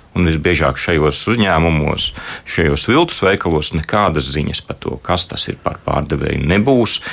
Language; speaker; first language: Latvian; native; Latvian